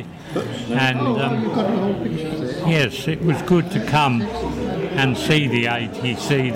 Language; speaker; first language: English; native; English